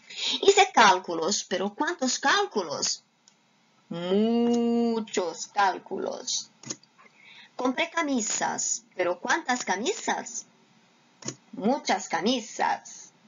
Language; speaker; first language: Spanish; non-native, fluent; Portuguese